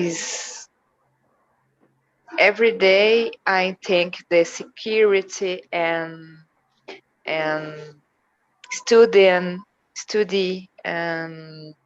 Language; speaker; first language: English; non-native, learner; Portuguese